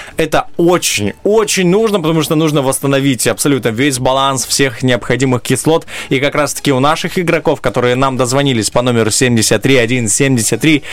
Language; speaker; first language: Russian; non-native, local second language; Romanian